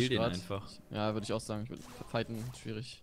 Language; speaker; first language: German; native; German